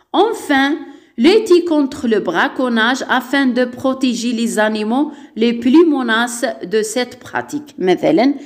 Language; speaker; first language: French; non-native, local second language; Arabic